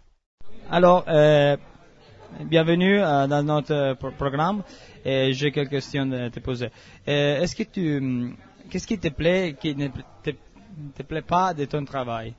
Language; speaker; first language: French; non-native, learner; Italian